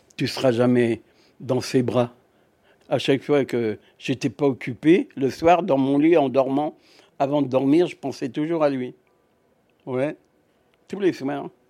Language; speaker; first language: French; native; French